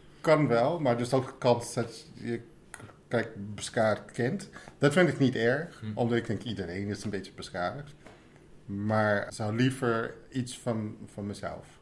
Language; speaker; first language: Dutch; non-native, fluent; English